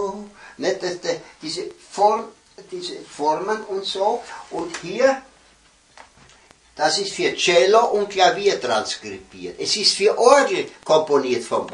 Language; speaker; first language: German; early bilingual, heritage; German